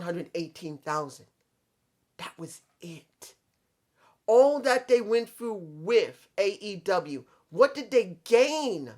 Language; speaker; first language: English; native; English